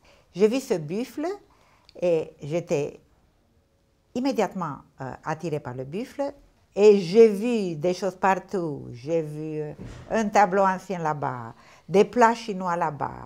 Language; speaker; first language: French; non-native, fluent; Portuguese